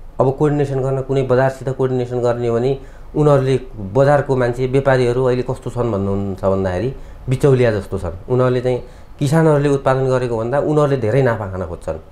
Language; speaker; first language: Nepali; native; Nepali